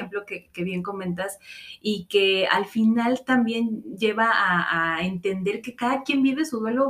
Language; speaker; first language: Spanish; native; Spanish